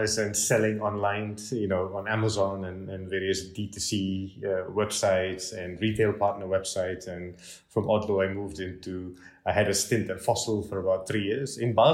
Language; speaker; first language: English; non-native, local second language; Tamil